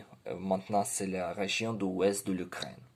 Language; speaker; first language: French; non-native, learner; Ukrainian